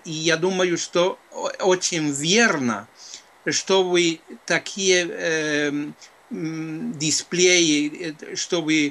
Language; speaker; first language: Russian; non-native, fluent; Spanish